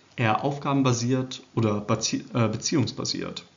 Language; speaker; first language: German; early bilingual, heritage; English